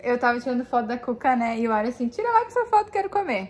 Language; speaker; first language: Portuguese; native; Portuguese